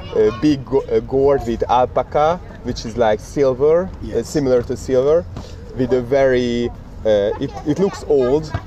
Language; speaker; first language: English; non-native, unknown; Hungarian